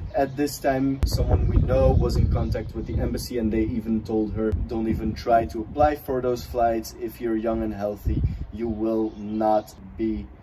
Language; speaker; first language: English; non-native, fluent; Dutch